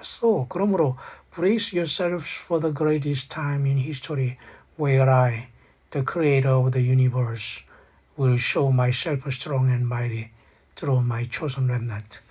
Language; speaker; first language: English; non-native, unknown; Korean